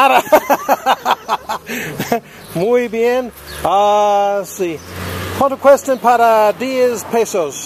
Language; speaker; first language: Spanish; non-native, learner; English